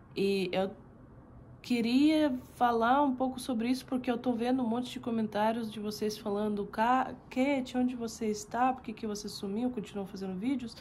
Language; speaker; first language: Portuguese; non-native, fluent; Russian